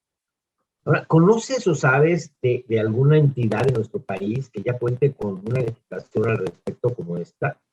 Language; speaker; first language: Spanish; native; Spanish